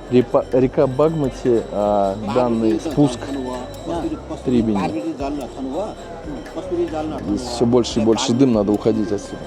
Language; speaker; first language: Russian; native; Russian